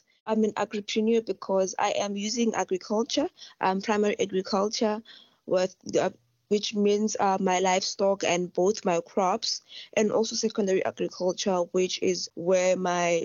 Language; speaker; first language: English; non-native, local second language; Northern Sotho